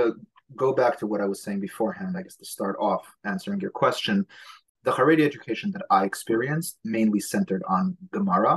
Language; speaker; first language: English; early bilingual, other home language; Hebrew